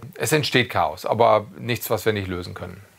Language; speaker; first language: German; native; German